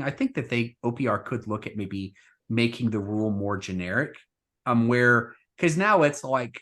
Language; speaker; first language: English; native; English